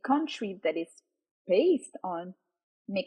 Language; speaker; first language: English; non-native, fluent; French